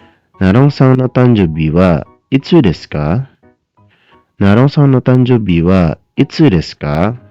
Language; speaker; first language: Japanese; non-native, fluent; Indonesian